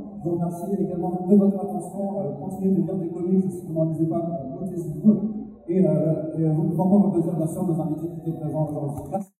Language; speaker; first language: French; native; French